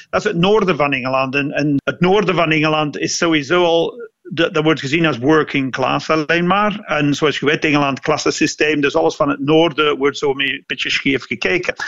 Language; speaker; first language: Dutch; non-native, fluent; English